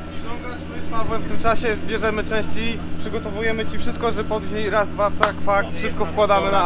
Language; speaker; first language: Polish; native; Polish